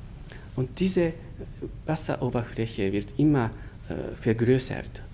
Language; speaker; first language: German; non-native, learner; Japanese